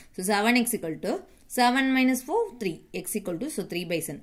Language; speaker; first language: English; non-native, local second language; Tamil